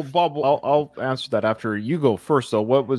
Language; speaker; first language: English; native; English